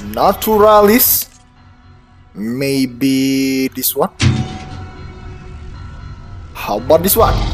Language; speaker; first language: English; non-native, learner; Indonesian